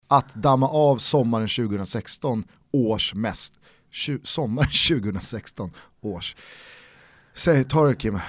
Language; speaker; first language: Swedish; native; Swedish